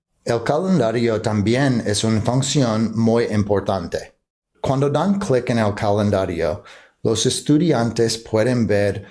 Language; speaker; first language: Spanish; non-native, fluent; English